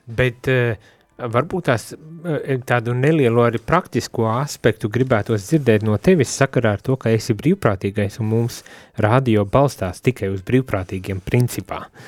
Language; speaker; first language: Latvian; native; Latvian